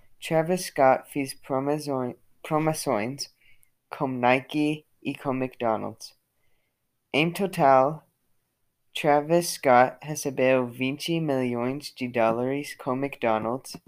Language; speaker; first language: Portuguese; non-native, learner; English